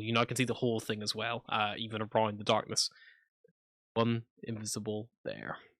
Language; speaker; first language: English; native; English